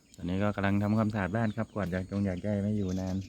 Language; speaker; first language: Thai; non-native, local second language; Northeastern Thai